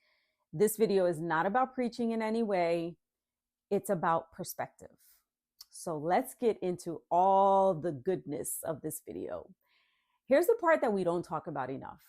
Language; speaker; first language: English; native; English